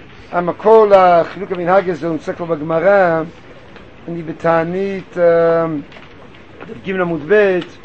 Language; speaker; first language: Hebrew; native; Hebrew